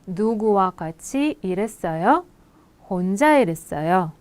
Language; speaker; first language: Korean; non-native, fluent; Russian